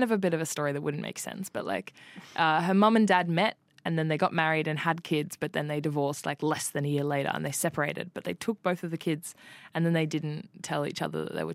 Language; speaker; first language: English; native; English